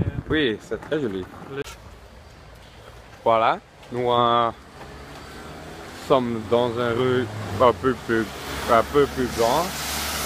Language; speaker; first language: French; non-native, learner; Dutch